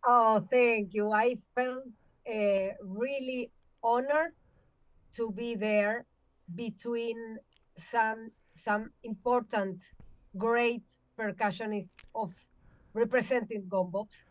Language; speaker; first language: English; non-native, learner; Spanish